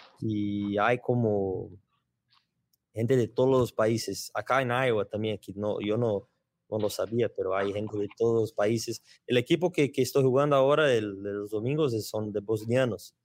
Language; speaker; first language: Spanish; non-native, learner; Portuguese